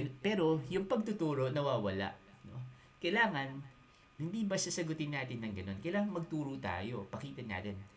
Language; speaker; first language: Filipino; native; Filipino